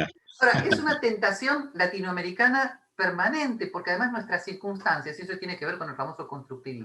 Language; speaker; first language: Spanish; native; Spanish